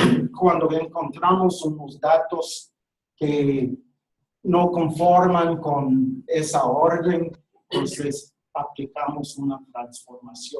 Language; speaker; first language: Spanish; non-native, fluent; English